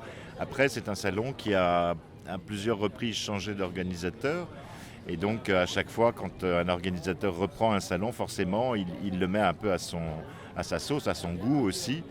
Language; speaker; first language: French; native; French